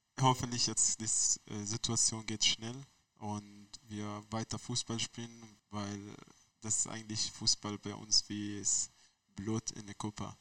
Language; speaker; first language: German; non-native, learner; Arabic